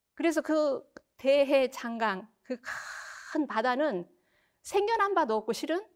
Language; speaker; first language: Korean; native; Korean